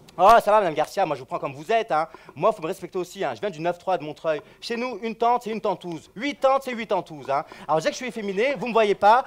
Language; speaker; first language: French; native; French